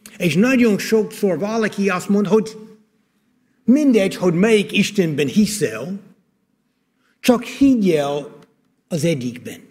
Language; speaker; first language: Hungarian; non-native, fluent; English